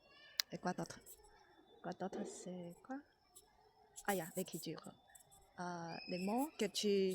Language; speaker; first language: French; non-native, learner; Chinese